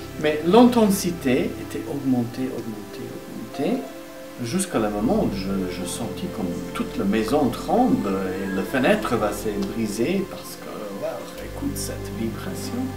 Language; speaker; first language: French; non-native, learner; Italian